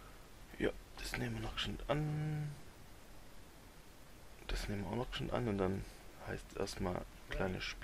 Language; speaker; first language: German; native; German